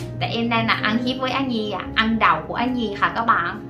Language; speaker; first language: Vietnamese; non-native, learner; Thai